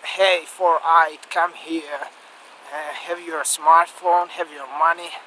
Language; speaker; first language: English; non-native, learner; Russian